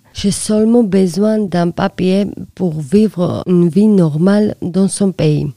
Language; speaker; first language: French; non-native, learner; Georgian